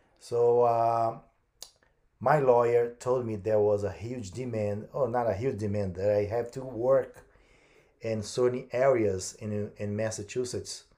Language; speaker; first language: English; non-native, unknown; Portuguese